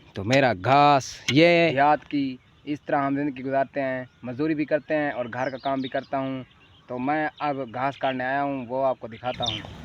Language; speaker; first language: Urdu; non-native, local second language; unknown